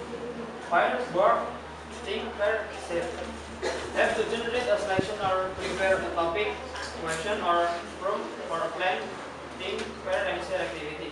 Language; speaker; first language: English; non-native, learner; Indonesian